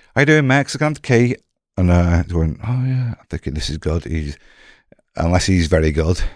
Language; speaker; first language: English; native; English